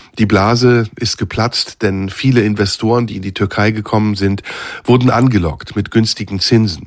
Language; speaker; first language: German; early bilingual, other home language; Turkish